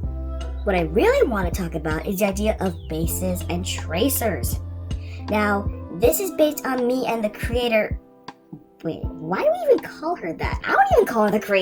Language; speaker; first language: English; native; English